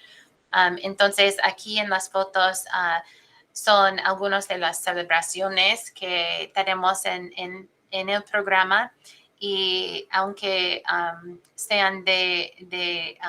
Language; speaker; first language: Spanish; non-native, fluent; English